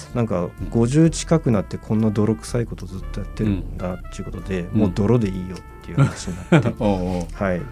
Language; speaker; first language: Japanese; native; Japanese